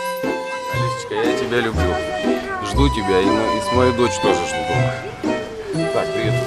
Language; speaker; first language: Russian; native; Russian